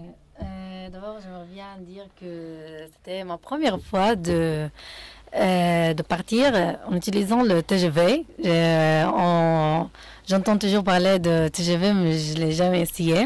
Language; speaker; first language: French; non-native, fluent; Arabic